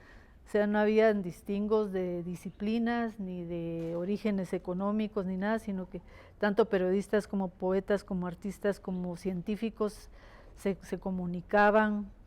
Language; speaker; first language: Spanish; native; Spanish